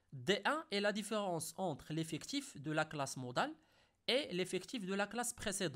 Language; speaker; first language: French; non-native, local second language; Arabic